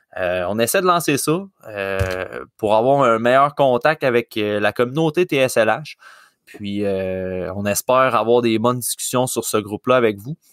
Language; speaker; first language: French; native; French